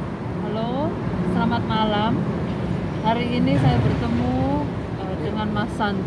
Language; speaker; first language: Indonesian; non-native, local second language; Javanese